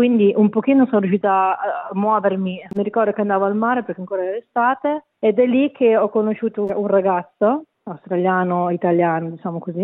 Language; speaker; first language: Italian; native; Italian